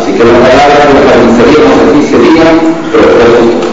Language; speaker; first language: Spanish; native; Spanish